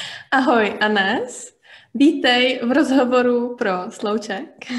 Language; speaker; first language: Czech; native; Czech